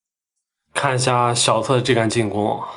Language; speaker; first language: Chinese; native; Chinese